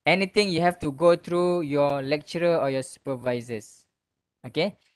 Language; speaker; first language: English; non-native, local second language; Malay